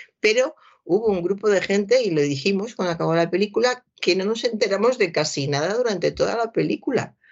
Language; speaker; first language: Spanish; native; Spanish